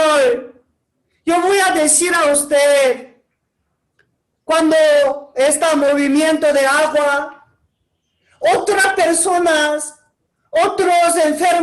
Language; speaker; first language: Spanish; non-native, learner; Korean